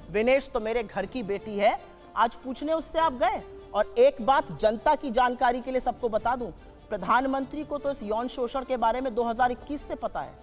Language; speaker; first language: Hindi; native; Hindi